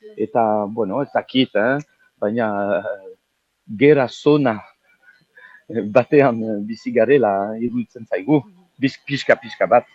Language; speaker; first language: Basque; non-native, local second language; French